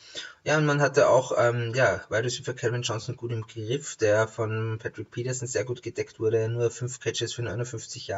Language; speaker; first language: German; native; German